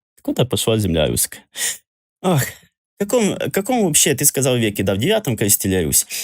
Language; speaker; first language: Russian; non-native, local second language; Ukrainian